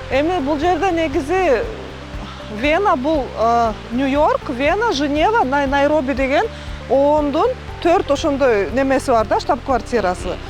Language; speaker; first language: Kyrgyz; native; Kyrgyz